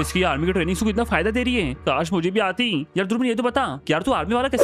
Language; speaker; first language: Hindi; native; Hindi